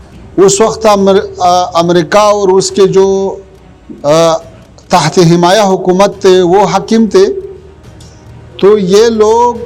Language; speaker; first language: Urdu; non-native, fluent; Pashto